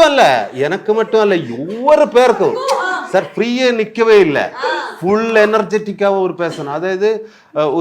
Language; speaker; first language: Tamil; non-native, learner; Malayalam